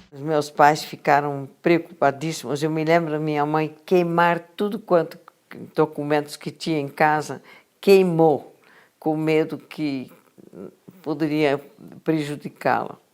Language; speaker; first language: Portuguese; non-native, fluent; Dutch